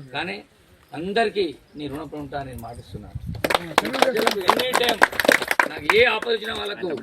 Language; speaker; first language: Telugu; non-native, local second language; Lambadi